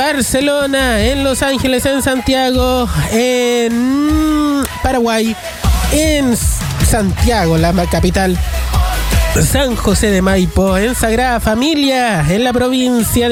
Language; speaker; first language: Spanish; native; Spanish